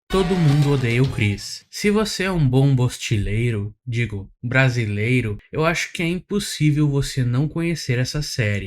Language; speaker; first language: Portuguese; native; Portuguese